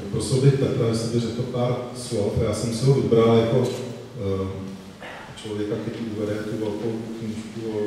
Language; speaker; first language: Czech; native; Czech